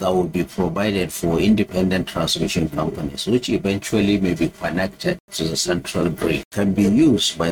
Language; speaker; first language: English; non-native, local second language; Hausa